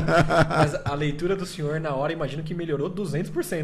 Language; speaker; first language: Portuguese; native; Portuguese